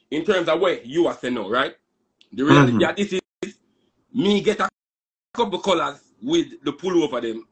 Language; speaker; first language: English; non-native, local second language; Jamaican Creole English